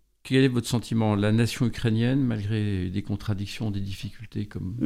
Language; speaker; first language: French; native; French